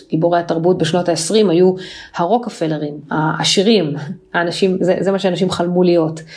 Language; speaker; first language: Hebrew; native; Hebrew